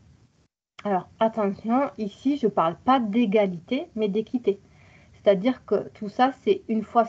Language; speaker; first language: French; native; French